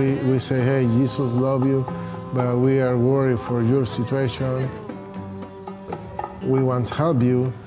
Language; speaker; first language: English; non-native, learner; Spanish